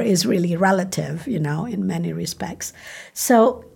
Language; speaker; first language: English; non-native, local second language; Filipino